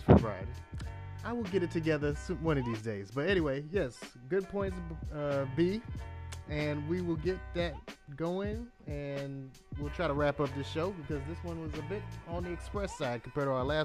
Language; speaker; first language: English; native; English